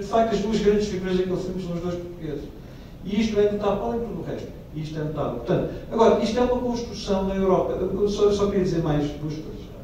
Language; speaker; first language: Portuguese; native; Portuguese